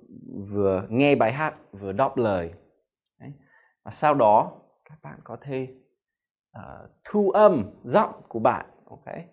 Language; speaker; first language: Vietnamese; non-native, fluent; English